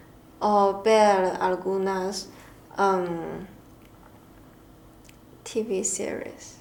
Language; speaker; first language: Spanish; non-native, learner; Chinese